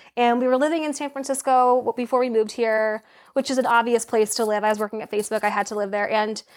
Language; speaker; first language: English; native; English